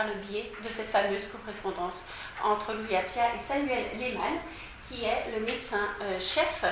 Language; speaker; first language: French; native; French